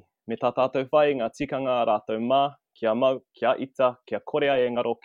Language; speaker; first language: English; native; English